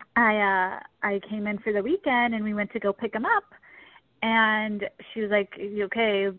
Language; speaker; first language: English; native; English